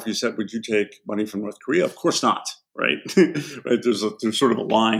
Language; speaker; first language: English; non-native, fluent; Arabic